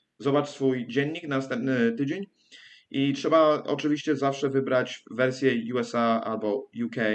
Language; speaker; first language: Polish; early bilingual, heritage; English